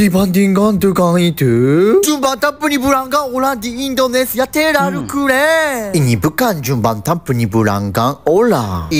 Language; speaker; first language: Indonesian; non-native, learner; Japanese